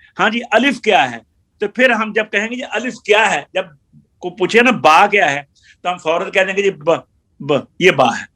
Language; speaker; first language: Urdu; non-native, local second language; Punjabi